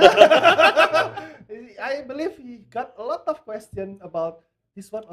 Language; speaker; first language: English; non-native, learner; Indonesian